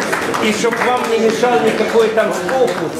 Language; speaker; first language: Ukrainian; native; Ukrainian